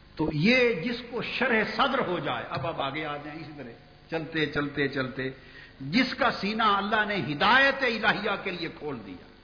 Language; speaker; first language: Urdu; non-native, local second language; Punjabi